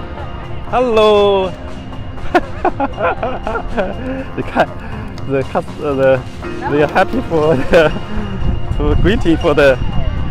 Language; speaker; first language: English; non-native, learner; Chinese